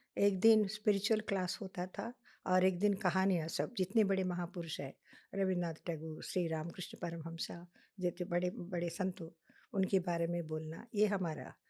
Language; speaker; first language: Hindi; non-native, local second language; Telugu